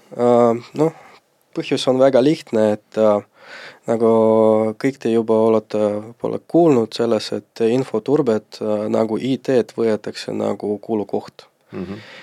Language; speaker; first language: Estonian; non-native, local second language; Russian